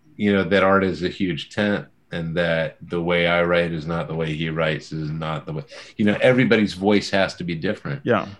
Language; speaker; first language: English; native; English